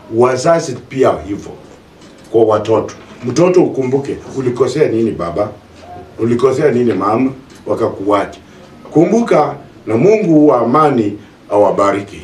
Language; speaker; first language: Swahili; non-native, local second language; Luyia